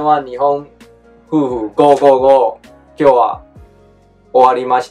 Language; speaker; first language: Japanese; non-native, learner; Chinese